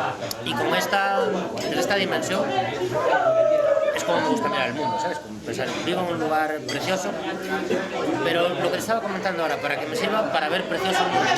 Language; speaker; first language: Spanish; native; Spanish